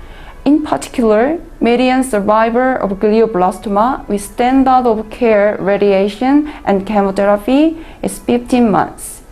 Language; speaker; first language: English; non-native, learner; Korean